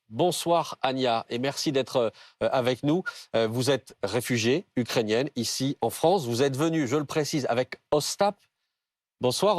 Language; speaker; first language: French; native; French